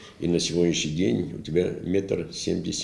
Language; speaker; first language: Russian; native; Russian